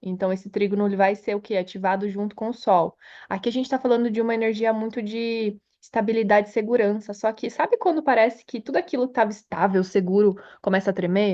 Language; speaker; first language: Portuguese; native; Portuguese